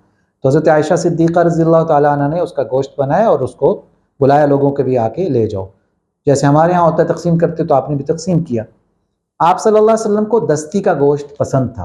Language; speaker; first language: Urdu; native; Urdu